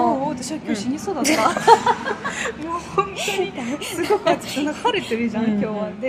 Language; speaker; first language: Japanese; non-native, fluent; Russian